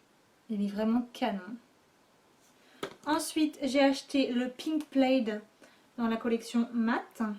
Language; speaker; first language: French; native; French